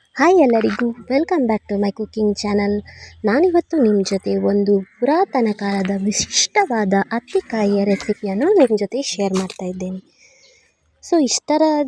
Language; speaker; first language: Kannada; non-native, local second language; Tulu